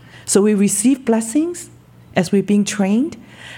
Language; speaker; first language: English; non-native, local second language; Cantonese